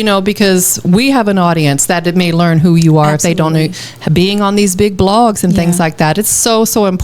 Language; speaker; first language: English; native; English